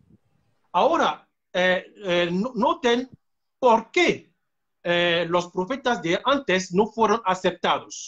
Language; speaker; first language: Spanish; non-native, fluent; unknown